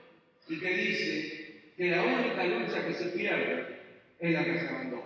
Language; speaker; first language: Spanish; native; Spanish